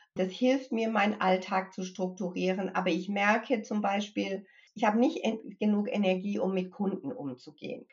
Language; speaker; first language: German; early bilingual, other home language; English